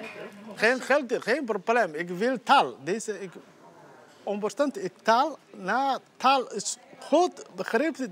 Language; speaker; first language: Dutch; non-native, learner; Somali